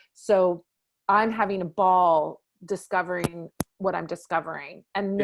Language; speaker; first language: English; native; English